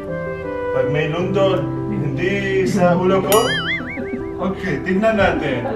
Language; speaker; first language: Filipino; non-native, learner; Arabic